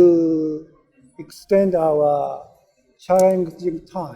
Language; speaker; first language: English; non-native, learner; Japanese